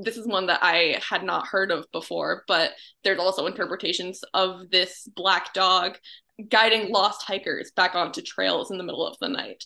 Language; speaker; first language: English; native; English